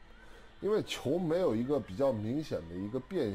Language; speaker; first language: Chinese; native; Chinese